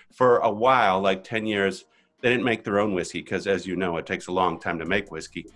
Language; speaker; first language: English; native; English